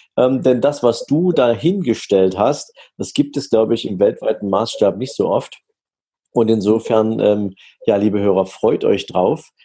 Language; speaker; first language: German; native; German